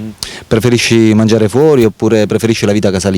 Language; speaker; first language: Italian; native; Italian